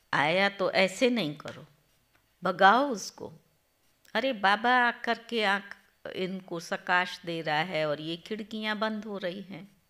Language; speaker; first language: Hindi; non-native, local second language; Gujarati